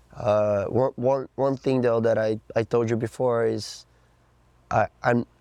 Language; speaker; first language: English; non-native, fluent; Portuguese